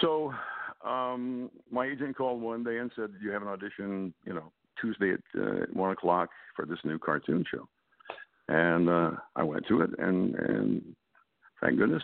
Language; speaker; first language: English; native; English